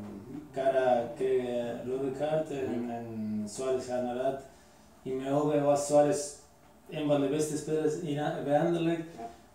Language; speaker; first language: Dutch; non-native, fluent; Spanish